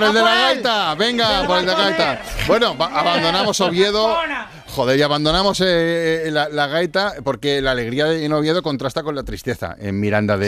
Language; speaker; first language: Spanish; native; Spanish